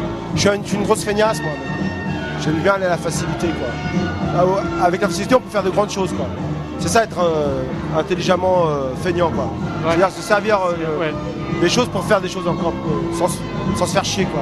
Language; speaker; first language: French; native; French